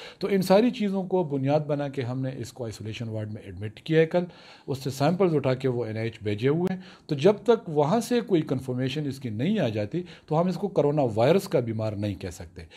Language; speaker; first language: Urdu; non-native, local second language; Pashto